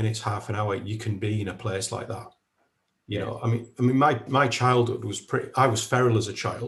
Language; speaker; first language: English; native; English